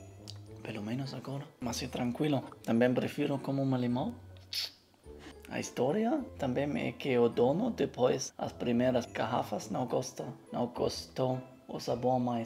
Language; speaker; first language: Portuguese; non-native, learner; German